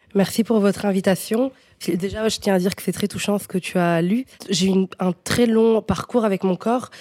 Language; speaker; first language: French; non-native, fluent; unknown